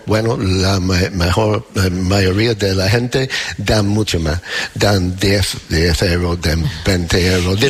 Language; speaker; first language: Spanish; non-native, fluent; English